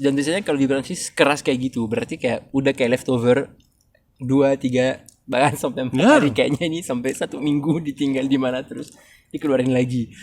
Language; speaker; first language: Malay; non-native, fluent; French